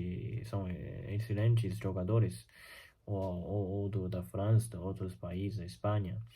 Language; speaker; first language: Portuguese; non-native, fluent; Chinese